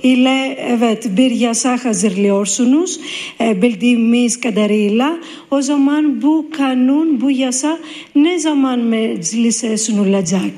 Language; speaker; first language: Turkish; non-native, fluent; Greek